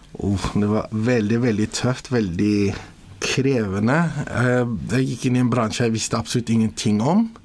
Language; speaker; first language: Norwegian; early bilingual, other home language; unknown